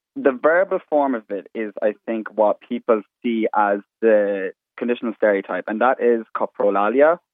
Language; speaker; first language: English; native; English